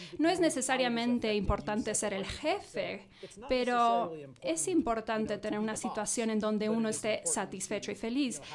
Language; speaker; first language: Spanish; non-native, fluent; English